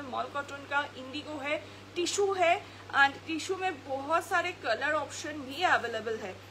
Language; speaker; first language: Hindi; non-native, local second language; Bangla